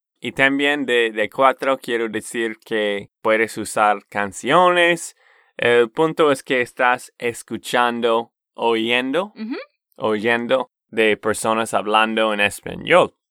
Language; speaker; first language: Spanish; non-native, fluent; English